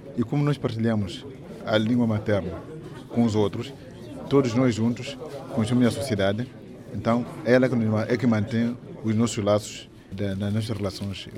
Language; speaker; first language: Portuguese; non-native, local second language; Yao